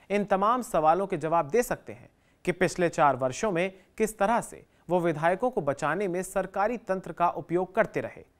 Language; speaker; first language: Hindi; native; Hindi